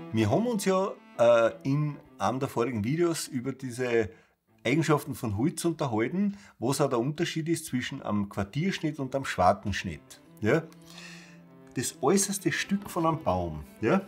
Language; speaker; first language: German; native; German